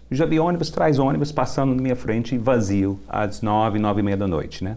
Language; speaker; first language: Portuguese; native; Portuguese